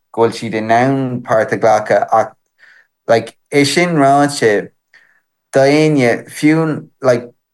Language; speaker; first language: Irish; non-native, local second language; English